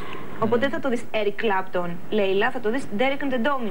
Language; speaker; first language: Greek; native; Greek